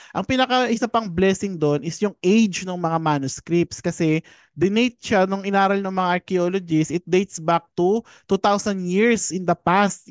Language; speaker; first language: Filipino; native; Filipino